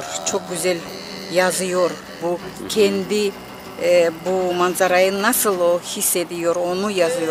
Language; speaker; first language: Turkish; non-native, learner; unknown